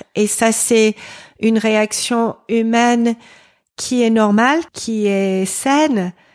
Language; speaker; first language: French; non-native, fluent; English